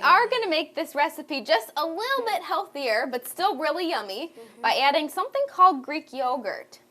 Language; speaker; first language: English; native; English